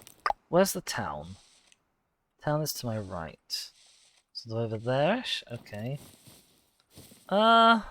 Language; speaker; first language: English; native; English